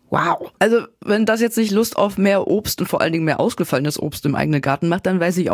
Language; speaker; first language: German; native; German